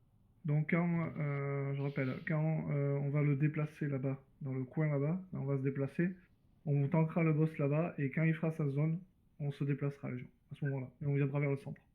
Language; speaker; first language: French; native; French